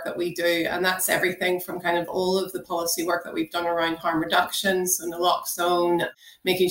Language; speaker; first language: English; native; English